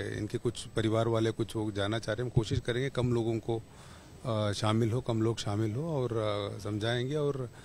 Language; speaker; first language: Hindi; native; Hindi